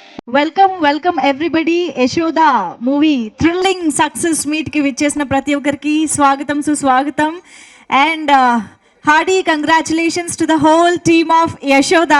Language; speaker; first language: Telugu; native; Telugu